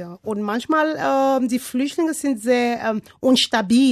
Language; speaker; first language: German; non-native, learner; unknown